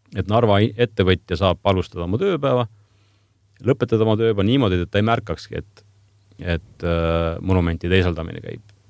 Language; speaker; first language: Estonian; native; Estonian